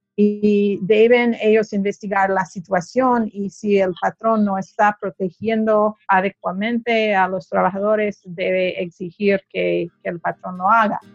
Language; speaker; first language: Spanish; non-native, fluent; English